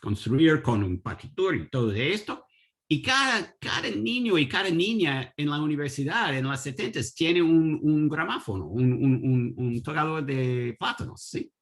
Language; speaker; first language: Spanish; non-native, learner; English